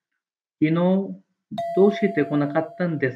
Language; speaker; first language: Japanese; non-native, fluent; Bangla